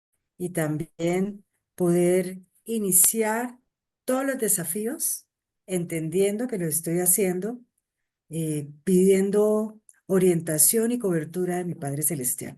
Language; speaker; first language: Spanish; native; Spanish